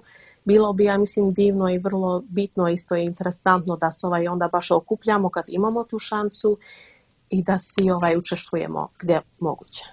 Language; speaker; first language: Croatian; early bilingual, heritage; Dutch